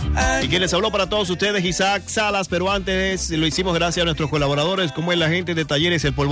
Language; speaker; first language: Spanish; native; Spanish